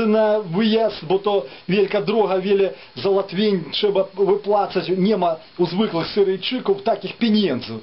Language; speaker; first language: Polish; non-native, fluent; Ukrainian